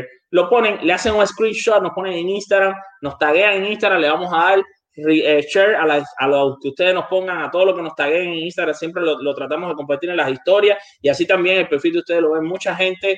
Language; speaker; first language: Spanish; native; Spanish